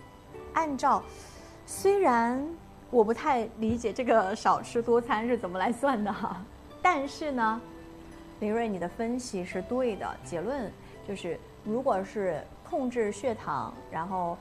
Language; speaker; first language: Chinese; native; Chinese